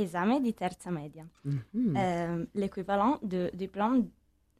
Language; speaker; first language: French; non-native, learner; Italian